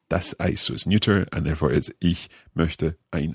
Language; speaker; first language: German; non-native, learner; English